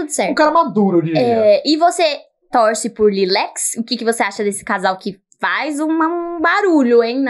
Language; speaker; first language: Portuguese; native; Portuguese